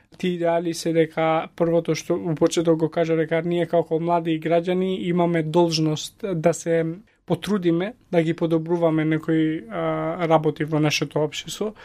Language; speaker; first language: Macedonian; non-native, local second language; Albanian